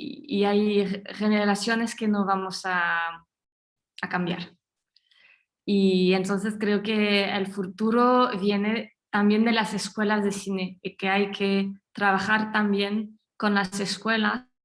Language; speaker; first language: Spanish; non-native, fluent; French